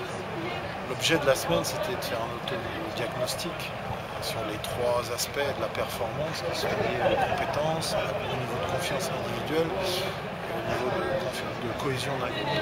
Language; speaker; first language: French; native; French